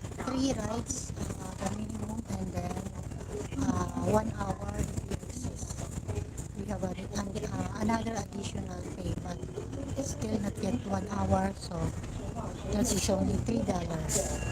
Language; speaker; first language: English; non-native, local second language; Filipino